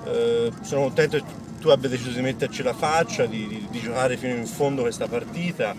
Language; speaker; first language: Italian; native; Italian